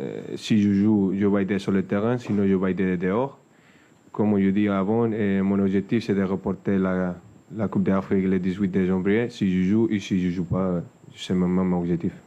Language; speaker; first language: French; non-native, fluent; Spanish